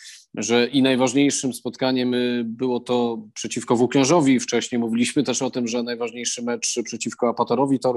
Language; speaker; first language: Polish; native; Polish